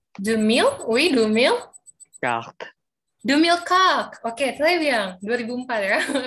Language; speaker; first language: French; non-native, fluent; Indonesian